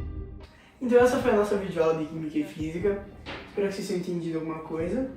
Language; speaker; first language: Portuguese; native; Portuguese